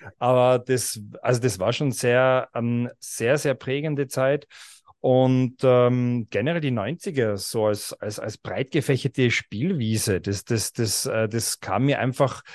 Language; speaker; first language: German; native; German